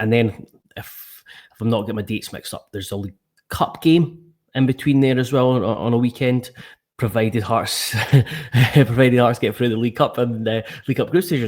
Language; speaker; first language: English; native; English